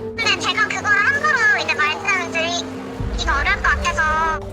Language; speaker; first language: Korean; native; Korean